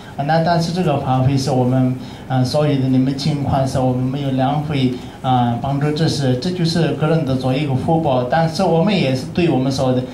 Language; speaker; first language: Chinese; non-native, learner; Tibetan